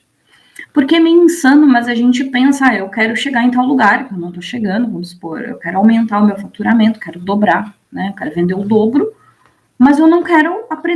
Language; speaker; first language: Portuguese; native; Portuguese